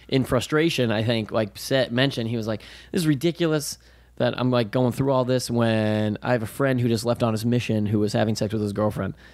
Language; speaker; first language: English; native; English